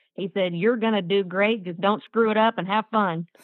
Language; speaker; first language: English; native; English